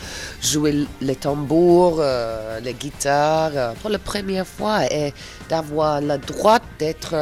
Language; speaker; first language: French; non-native, fluent; English